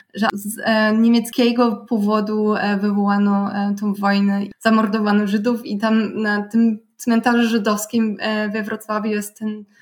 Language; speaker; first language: Polish; non-native, fluent; German